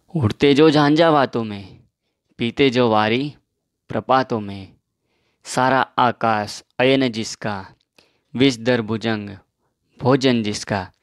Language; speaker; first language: Hindi; non-native, local second language; Gujarati